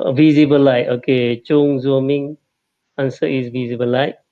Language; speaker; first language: English; non-native, local second language; Malay